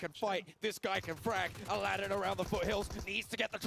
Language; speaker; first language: English; native; English